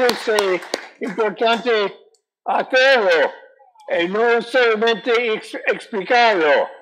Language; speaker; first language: Spanish; non-native, learner; English